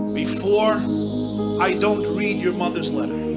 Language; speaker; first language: English; native; English